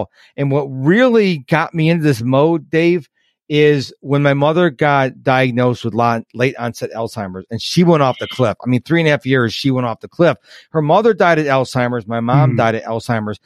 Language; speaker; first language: English; native; English